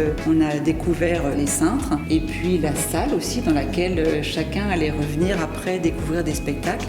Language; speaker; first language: French; native; French